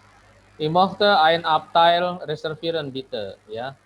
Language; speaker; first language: German; non-native, learner; Indonesian